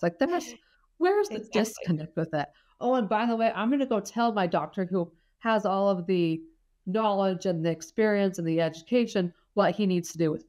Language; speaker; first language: English; native; English